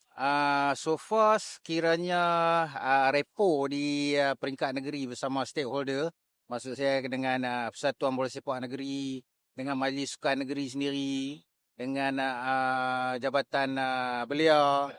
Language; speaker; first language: Malay; native; Malay